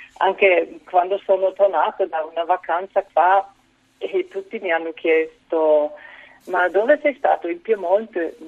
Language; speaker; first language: Italian; non-native, fluent; German